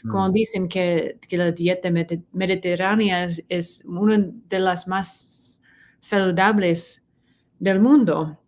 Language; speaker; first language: Spanish; non-native, learner; English